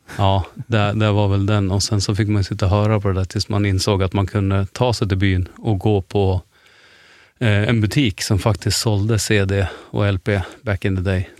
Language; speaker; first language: Swedish; native; Swedish